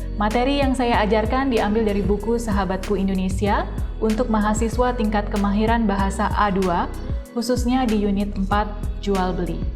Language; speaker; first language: Indonesian; native; Indonesian